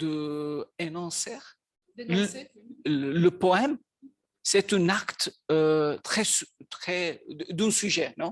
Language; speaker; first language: French; non-native, learner; Maltese